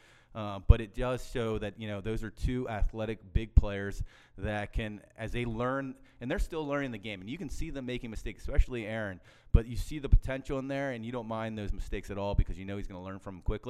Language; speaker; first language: English; native; English